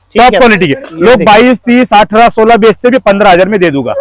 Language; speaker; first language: Hindi; non-native, local second language; Marathi